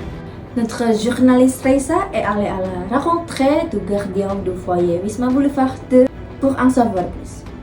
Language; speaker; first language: French; non-native, learner; Indonesian